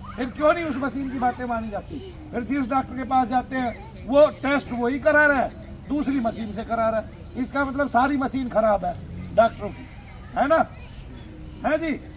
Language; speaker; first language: Hindi; native; Hindi